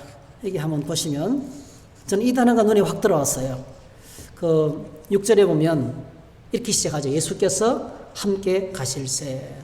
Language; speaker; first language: Korean; native; Korean